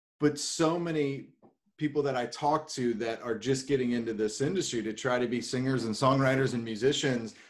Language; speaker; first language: English; native; English